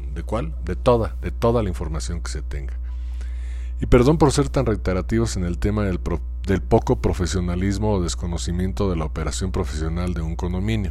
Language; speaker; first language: Spanish; native; Spanish